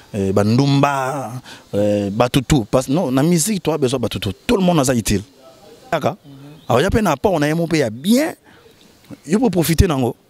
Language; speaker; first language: Lingala; native; Lingala